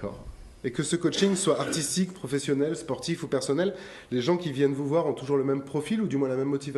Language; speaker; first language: French; native; French